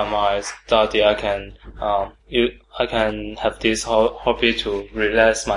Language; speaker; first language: English; non-native, learner; Chinese